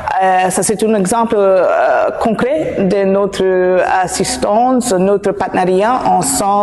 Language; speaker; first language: French; non-native, fluent; English